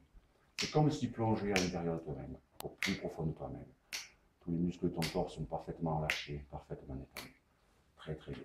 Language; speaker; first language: French; native; French